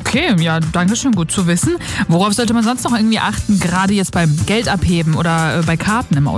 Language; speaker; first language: German; native; German